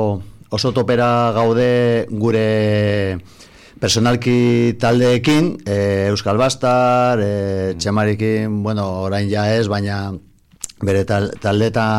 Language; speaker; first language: Basque; non-native, local second language; Spanish